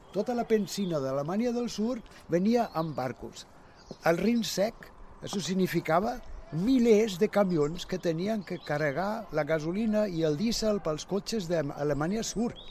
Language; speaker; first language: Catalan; non-native, fluent; German